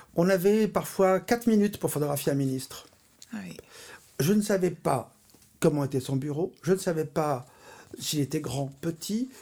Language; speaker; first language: French; native; French